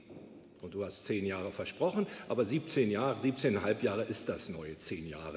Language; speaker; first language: German; native; German